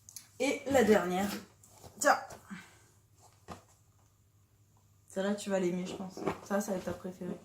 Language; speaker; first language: French; native; French